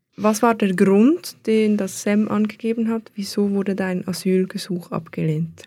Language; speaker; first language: German; native; German